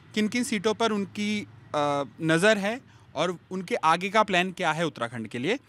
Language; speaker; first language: Hindi; native; Hindi